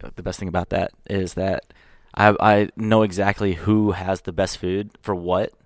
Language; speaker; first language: English; early bilingual, other home language; Filipino